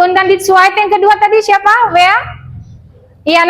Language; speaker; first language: German; non-native, learner; Indonesian